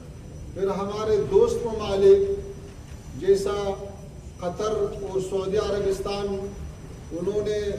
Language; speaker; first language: Hindi; non-native, fluent; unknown